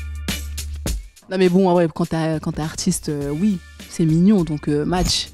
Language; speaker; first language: French; native; French